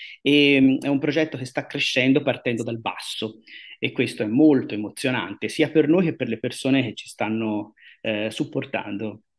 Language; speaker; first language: Italian; native; Italian